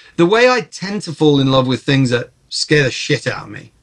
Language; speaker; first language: English; early bilingual, other home language; Czech